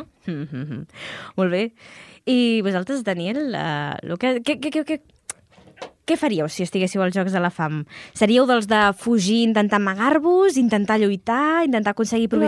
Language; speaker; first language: Catalan; native; Catalan